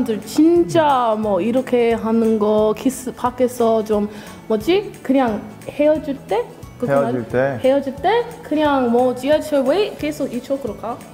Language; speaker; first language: Korean; non-native, learner; English